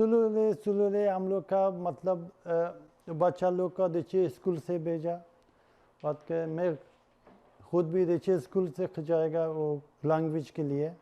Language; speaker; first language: Hindi; non-native, learner; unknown